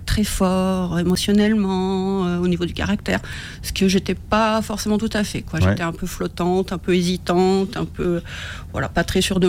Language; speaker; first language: French; native; French